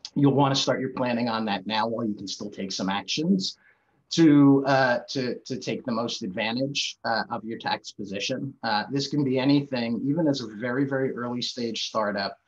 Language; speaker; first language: English; native; English